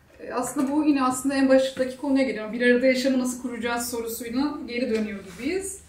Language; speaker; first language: Turkish; native; Turkish